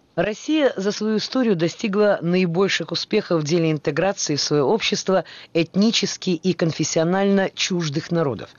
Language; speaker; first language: Russian; native; Russian